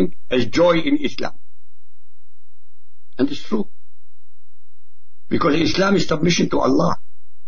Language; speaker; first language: English; non-native, fluent; Arabic